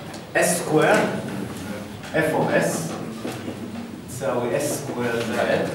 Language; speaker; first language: Arabic; native; Arabic